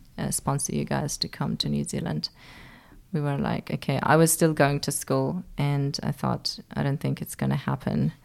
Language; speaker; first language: English; early bilingual, other home language; Persian